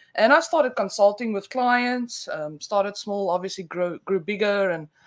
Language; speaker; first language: English; non-native, local second language; Afrikaans